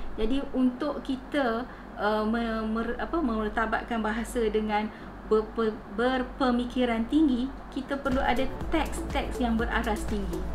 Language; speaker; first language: Malay; native; Malay